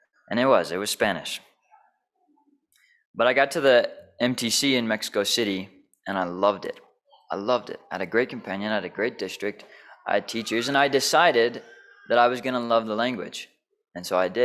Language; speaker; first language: English; native; English